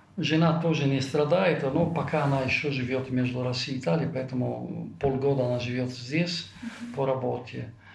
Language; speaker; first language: Russian; non-native, fluent; Italian